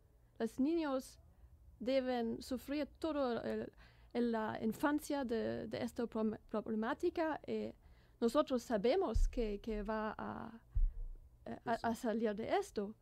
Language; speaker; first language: Spanish; non-native, learner; German